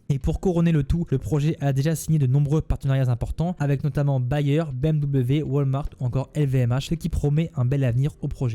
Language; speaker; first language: French; native; French